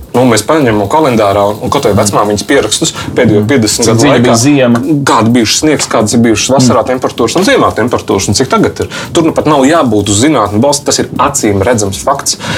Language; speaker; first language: Latvian; native; Latvian